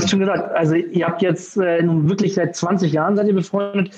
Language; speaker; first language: German; native; German